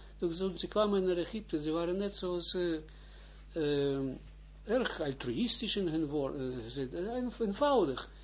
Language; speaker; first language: Dutch; non-native, fluent; Hebrew